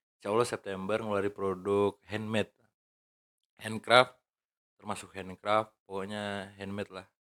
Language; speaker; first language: Indonesian; native; Indonesian